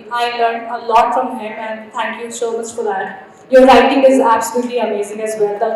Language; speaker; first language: Telugu; non-native, local second language; Hindi